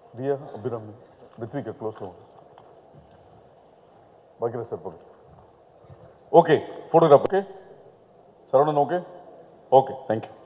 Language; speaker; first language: Tamil; native; Tamil